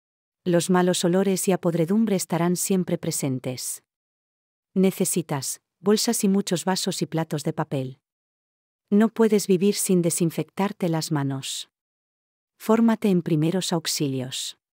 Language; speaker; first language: Spanish; native; Spanish